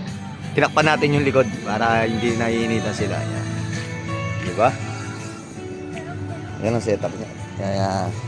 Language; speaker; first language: Filipino; native; Filipino